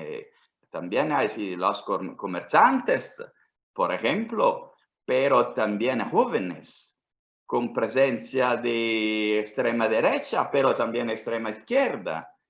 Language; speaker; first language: Spanish; non-native, fluent; Italian